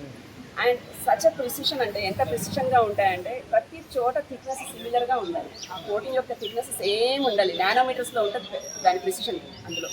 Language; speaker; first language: Telugu; native; Telugu